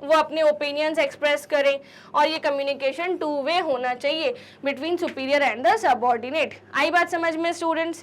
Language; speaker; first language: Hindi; native; Hindi